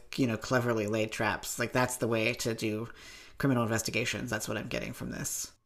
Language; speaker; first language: English; native; English